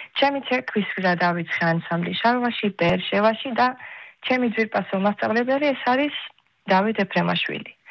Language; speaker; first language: Georgian; early bilingual, heritage; Georgian